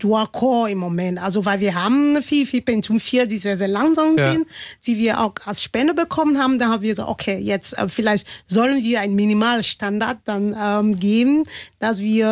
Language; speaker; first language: German; non-native, fluent; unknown